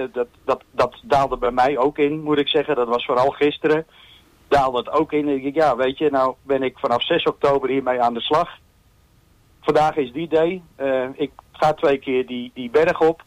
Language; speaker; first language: Dutch; native; Dutch